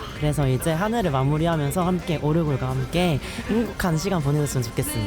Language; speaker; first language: Korean; native; Korean